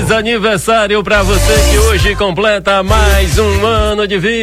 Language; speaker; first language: Portuguese; native; Portuguese